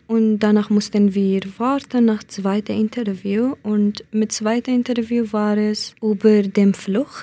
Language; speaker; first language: German; non-native, learner; Central Kurdish